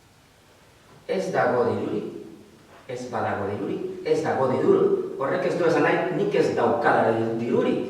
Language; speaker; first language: Basque; non-native, learner; Spanish